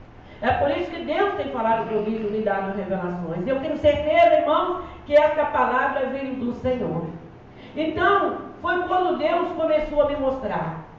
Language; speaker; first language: Portuguese; native; Portuguese